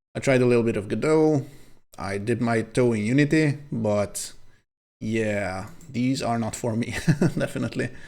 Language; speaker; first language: English; non-native, fluent; Hungarian